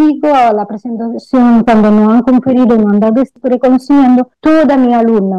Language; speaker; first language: Spanish; non-native, fluent; Italian